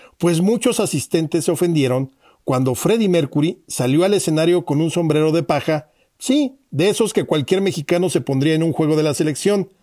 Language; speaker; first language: Spanish; native; Spanish